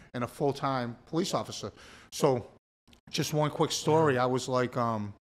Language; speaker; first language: English; native; English